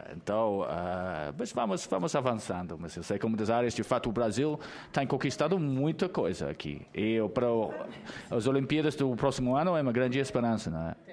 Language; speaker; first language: Portuguese; non-native, fluent; English